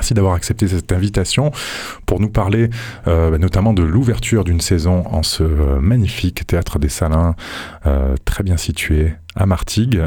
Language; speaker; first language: French; native; French